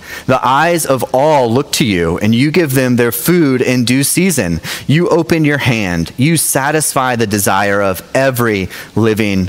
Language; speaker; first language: English; native; English